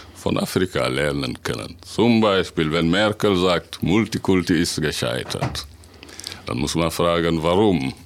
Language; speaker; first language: German; non-native, fluent; Wolof